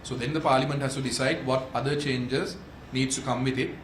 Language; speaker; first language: English; non-native, local second language; Sinhala